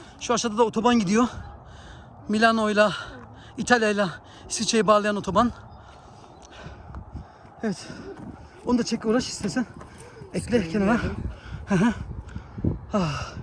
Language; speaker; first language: Turkish; early bilingual, heritage; Turkish